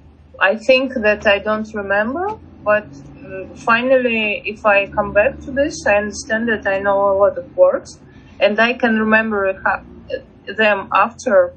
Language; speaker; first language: English; non-native, fluent; Russian